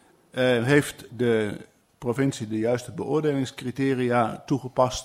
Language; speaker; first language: Dutch; native; Dutch